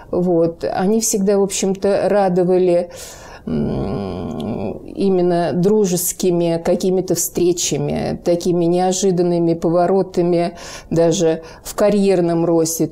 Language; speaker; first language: Russian; native; Russian